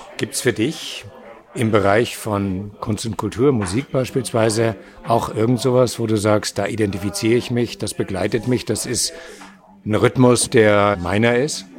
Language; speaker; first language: German; native; German